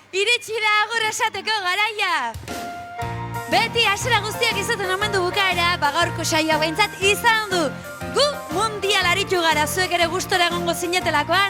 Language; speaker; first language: Basque; native; Basque